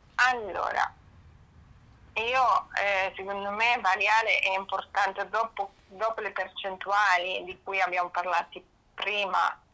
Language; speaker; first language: Italian; non-native, fluent; German